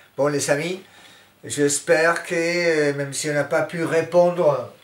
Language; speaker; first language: French; non-native, fluent; Spanish